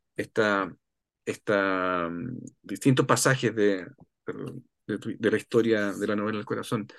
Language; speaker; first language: Spanish; native; Spanish